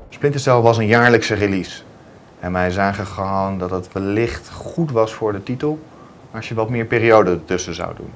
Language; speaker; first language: Dutch; native; Dutch